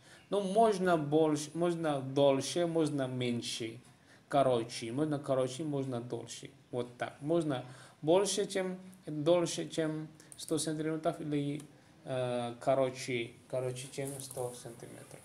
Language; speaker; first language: Russian; non-native, fluent; Indonesian